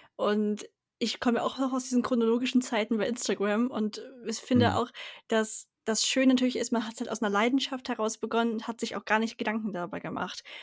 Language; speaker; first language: German; native; German